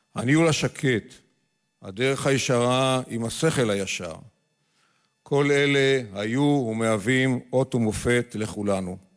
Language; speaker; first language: Hebrew; native; Hebrew